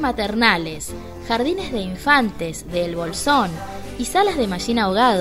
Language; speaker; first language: Spanish; native; Spanish